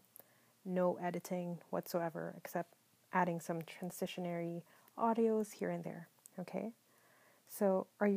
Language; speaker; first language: English; non-native, local second language; Filipino